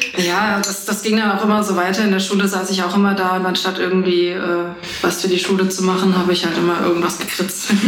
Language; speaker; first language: German; native; German